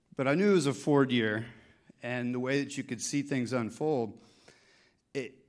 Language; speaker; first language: English; native; English